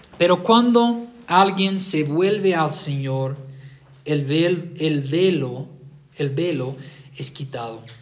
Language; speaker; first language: Spanish; non-native, fluent; English